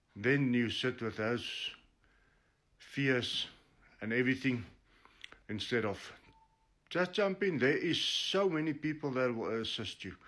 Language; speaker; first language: English; non-native, local second language; Afrikaans